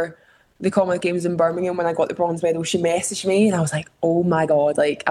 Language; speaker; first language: English; native; English